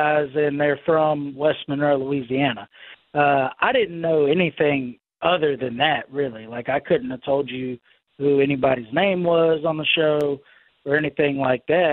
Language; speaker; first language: English; native; English